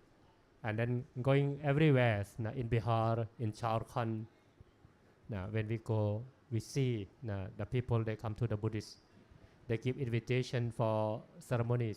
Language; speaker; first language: English; non-native, learner; Thai